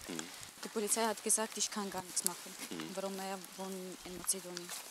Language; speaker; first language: German; non-native, learner; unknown